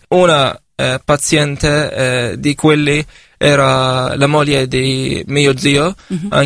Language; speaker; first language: Italian; non-native, fluent; Arabic